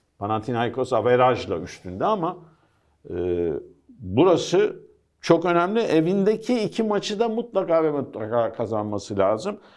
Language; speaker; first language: Turkish; early bilingual, heritage; Turkish